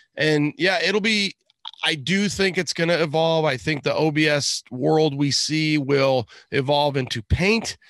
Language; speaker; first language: English; native; English